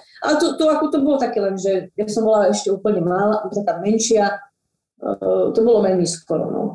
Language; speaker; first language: Slovak; non-native, local second language; Rusyn